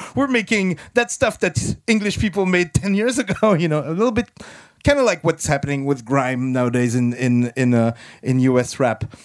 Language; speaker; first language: English; non-native, fluent; French